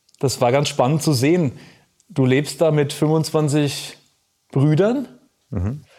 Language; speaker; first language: German; native; German